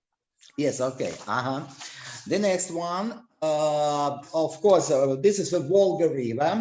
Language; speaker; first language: English; non-native, learner; Russian